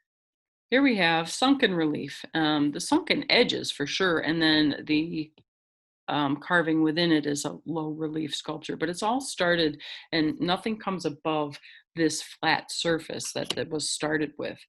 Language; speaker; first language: English; native; English